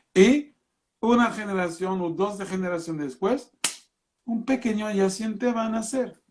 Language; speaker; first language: Spanish; non-native, fluent; French